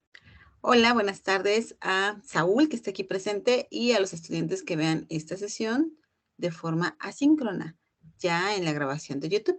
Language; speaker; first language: Spanish; native; Spanish